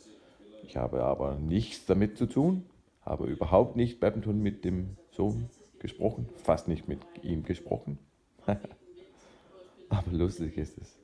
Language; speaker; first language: German; non-native, fluent; Danish